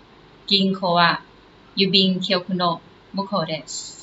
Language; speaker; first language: Japanese; non-native, learner; Thai